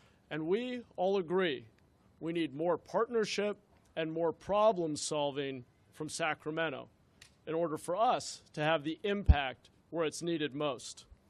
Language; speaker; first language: English; native; English